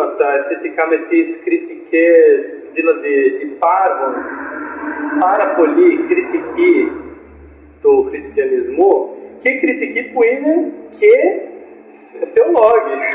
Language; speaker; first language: Greek; non-native, fluent; Portuguese